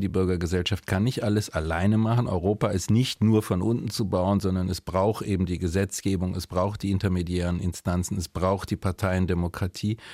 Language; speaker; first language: German; native; German